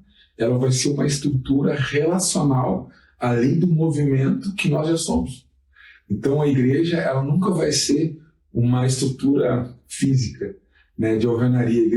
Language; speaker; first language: Portuguese; native; Portuguese